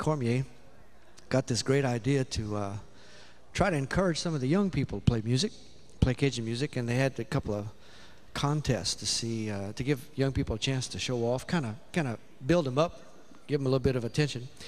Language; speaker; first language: English; native; English